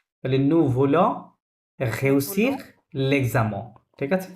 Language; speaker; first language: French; non-native, fluent; Bangla